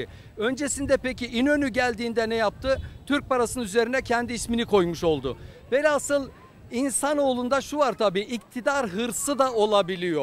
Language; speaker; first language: Turkish; native; Turkish